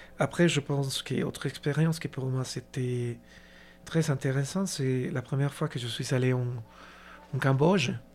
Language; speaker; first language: French; non-native, fluent; Spanish